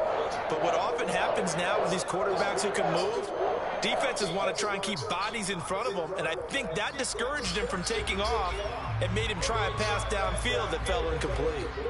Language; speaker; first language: English; native; English